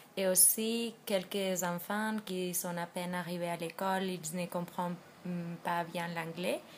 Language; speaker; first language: French; non-native, fluent; Spanish